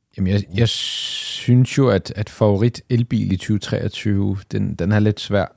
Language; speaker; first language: Danish; early bilingual, other home language; Arabic